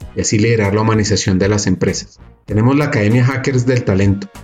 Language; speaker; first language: Spanish; native; Spanish